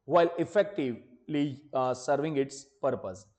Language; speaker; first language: English; non-native, local second language; Gujarati